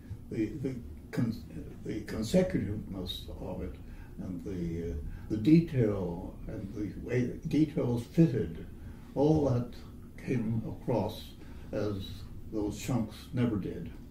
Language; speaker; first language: English; native; English